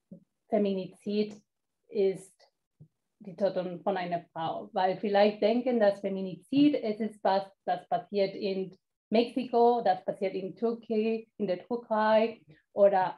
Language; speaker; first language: German; non-native, fluent; Spanish